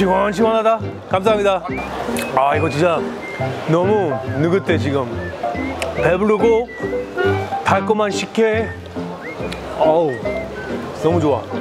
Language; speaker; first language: Korean; non-native, fluent; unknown